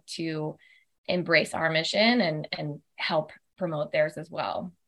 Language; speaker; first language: English; native; English